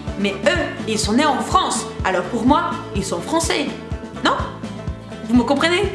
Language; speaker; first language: French; non-native, learner; Spanish